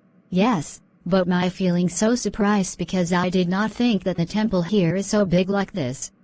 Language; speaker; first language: English; non-native, learner; Khmer